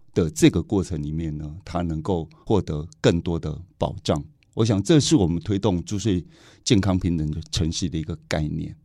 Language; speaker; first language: Chinese; native; Chinese